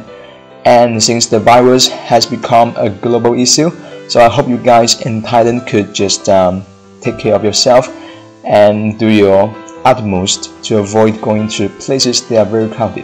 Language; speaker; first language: English; non-native, fluent; Chinese